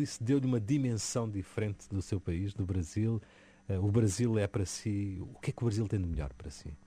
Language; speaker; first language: Portuguese; native; Portuguese